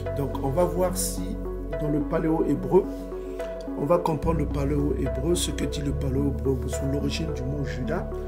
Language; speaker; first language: French; non-native, local second language; Kongo